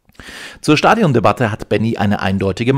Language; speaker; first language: German; native; German